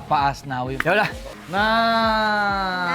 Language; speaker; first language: Indonesian; native; Indonesian